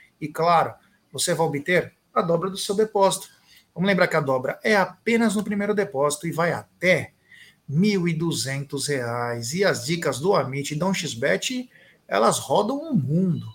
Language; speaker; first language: Portuguese; native; Portuguese